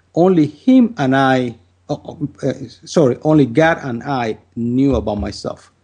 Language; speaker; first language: English; non-native, fluent; Spanish